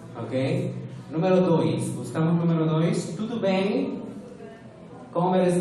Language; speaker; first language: Portuguese; non-native, fluent; Spanish